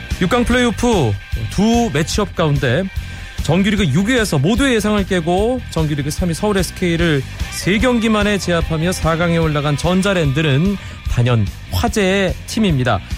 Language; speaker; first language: Korean; native; Korean